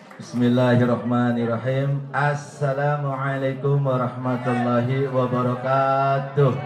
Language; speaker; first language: Indonesian; non-native, local second language; Javanese